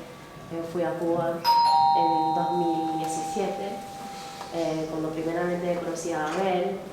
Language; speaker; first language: Spanish; non-native, fluent; English